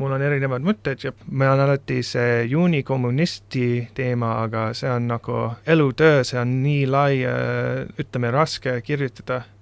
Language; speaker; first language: Estonian; non-native, fluent; English